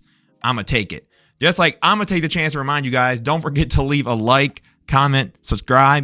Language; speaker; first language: English; native; English